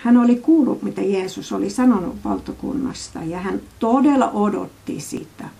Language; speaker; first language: Finnish; non-native, fluent; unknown